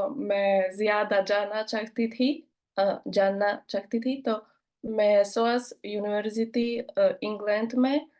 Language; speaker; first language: Hindi; non-native, learner; Slovak